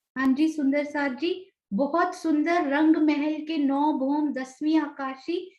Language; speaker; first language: Hindi; native; Hindi